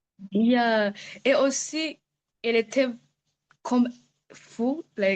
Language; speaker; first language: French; non-native, local second language; Rundi